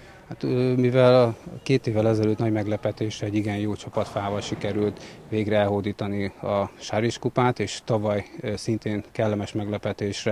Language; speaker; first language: Hungarian; native; Hungarian